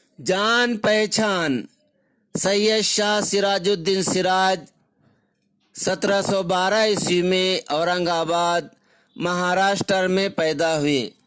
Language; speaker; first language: Urdu; native; Urdu